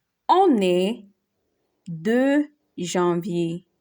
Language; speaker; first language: French; non-native, fluent; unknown